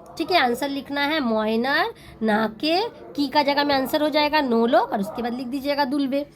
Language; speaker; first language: Hindi; non-native, local second language; Bangla